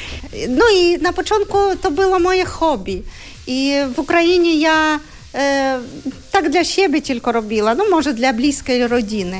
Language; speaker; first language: Polish; non-native, learner; Ukrainian